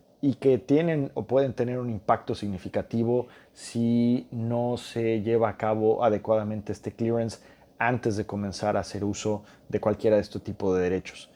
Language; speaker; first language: Spanish; native; Spanish